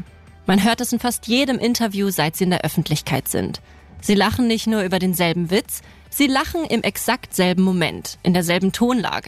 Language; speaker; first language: German; native; German